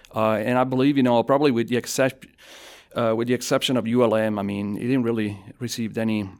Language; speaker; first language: English; non-native, fluent; Italian